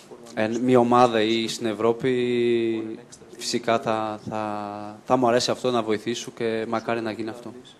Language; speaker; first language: Greek; non-native, fluent; Portuguese